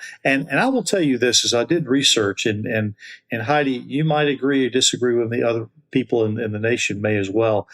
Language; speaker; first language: English; native; English